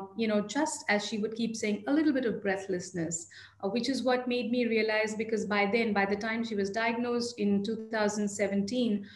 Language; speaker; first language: English; non-native, local second language; Hindi